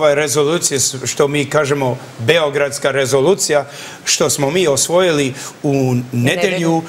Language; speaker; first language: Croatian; early bilingual, heritage; English